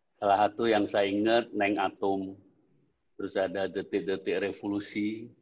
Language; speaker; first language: Indonesian; native; Indonesian